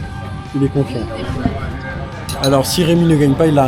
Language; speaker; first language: French; native; French